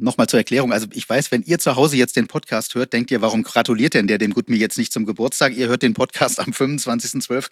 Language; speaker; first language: German; native; German